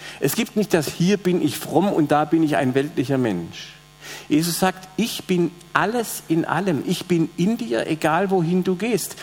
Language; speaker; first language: German; native; German